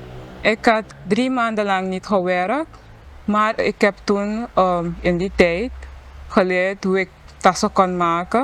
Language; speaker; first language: Dutch; non-native, local second language; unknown